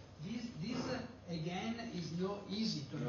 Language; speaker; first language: English; non-native, learner; Italian